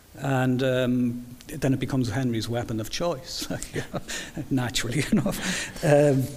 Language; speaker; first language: English; native; English